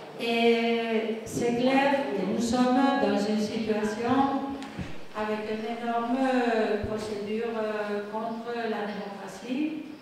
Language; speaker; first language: French; non-native, fluent; Spanish